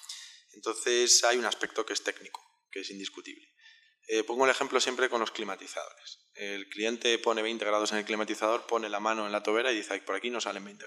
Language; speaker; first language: Spanish; native; Spanish